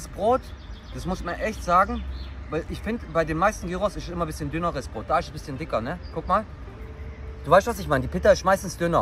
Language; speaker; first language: German; native; German